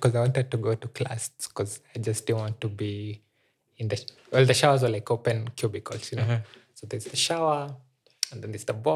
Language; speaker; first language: English; non-native, local second language; Meru